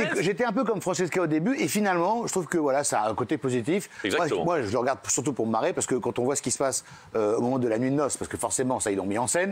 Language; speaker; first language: French; native; French